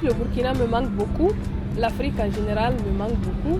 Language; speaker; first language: French; non-native, local second language; Mossi